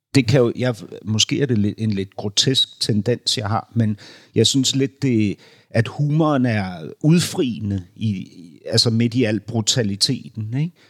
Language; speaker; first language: Danish; native; Danish